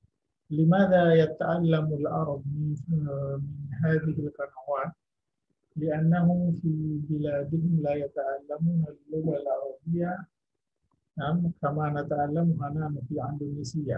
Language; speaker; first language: Arabic; non-native, fluent; Indonesian